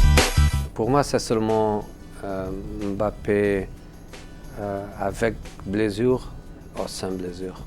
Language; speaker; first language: French; non-native, fluent; Portuguese